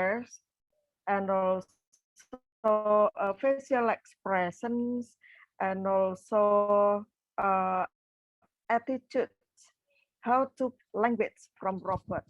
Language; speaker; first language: English; non-native, fluent; Indonesian